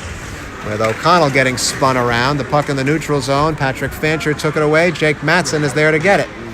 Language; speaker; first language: English; native; English